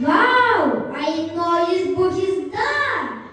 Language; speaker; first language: German; non-native, learner; Kyrgyz